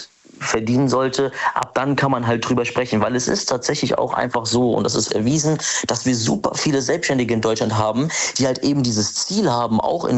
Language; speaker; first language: German; native; German